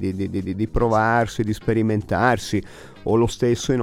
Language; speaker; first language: Italian; native; Italian